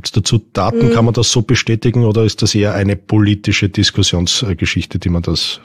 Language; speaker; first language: German; native; German